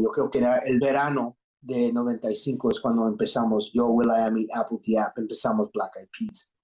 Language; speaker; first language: Spanish; early bilingual, heritage; English